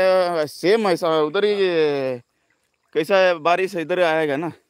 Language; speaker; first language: Hindi; non-native, local second language; Kannada